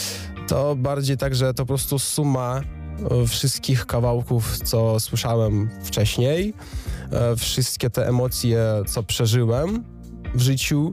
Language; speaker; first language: Polish; non-native, fluent; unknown